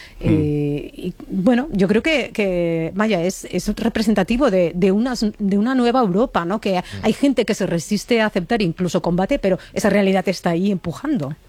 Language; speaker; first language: Spanish; native; Spanish